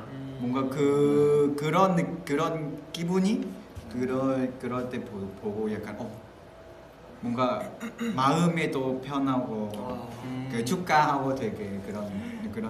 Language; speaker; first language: Korean; non-native, fluent; Vietnamese